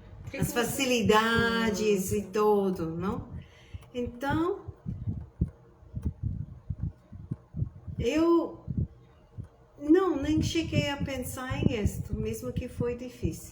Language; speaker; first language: Portuguese; non-native, fluent; English